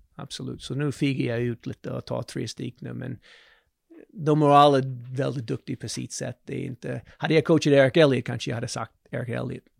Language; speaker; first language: Swedish; non-native, fluent; English